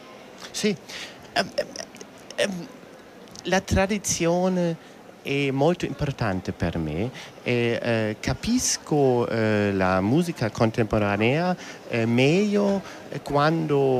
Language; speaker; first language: Italian; non-native, learner; German